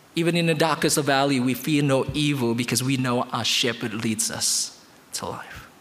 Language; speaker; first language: English; non-native, fluent; Indonesian